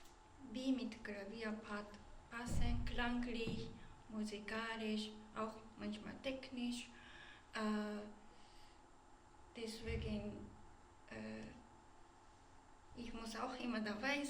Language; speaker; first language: German; non-native, learner; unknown